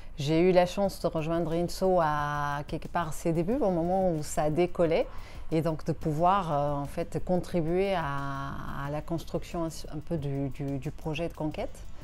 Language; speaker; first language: French; non-native, fluent; Portuguese